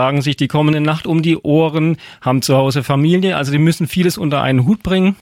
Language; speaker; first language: German; native; German